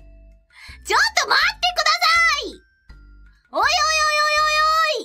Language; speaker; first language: Japanese; non-native, fluent; English